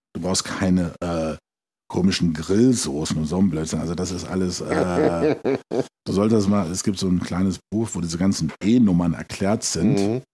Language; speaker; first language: German; native; German